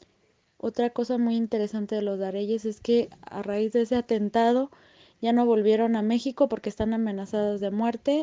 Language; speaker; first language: Spanish; native; Spanish